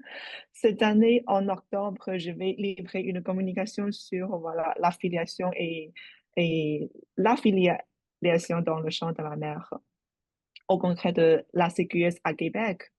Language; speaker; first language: French; non-native, fluent; Chinese